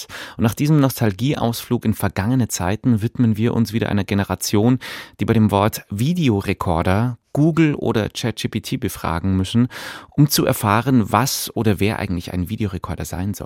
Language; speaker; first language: German; native; German